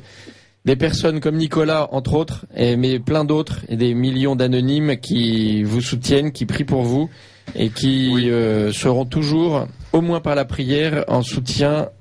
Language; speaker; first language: French; native; French